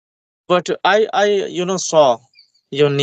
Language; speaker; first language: English; non-native, learner; Hindi